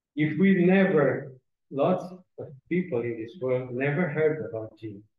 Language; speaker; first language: English; non-native, fluent; Portuguese